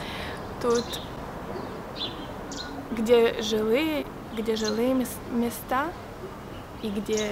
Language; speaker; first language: Russian; early bilingual, heritage; Russian